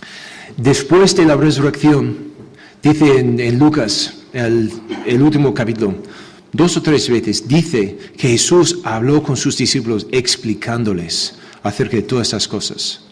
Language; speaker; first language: Spanish; non-native, fluent; English